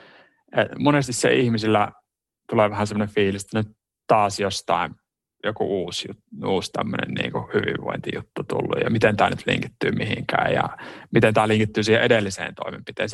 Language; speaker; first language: Finnish; native; Finnish